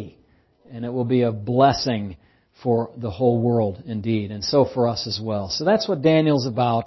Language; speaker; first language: English; native; English